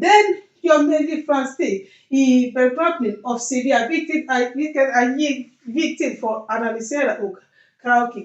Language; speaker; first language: Swedish; non-native, learner; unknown